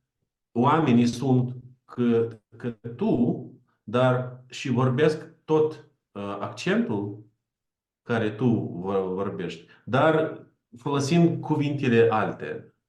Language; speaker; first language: Romanian; non-native, learner; Ukrainian